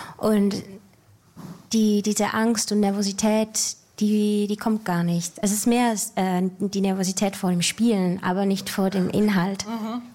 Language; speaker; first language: German; native; German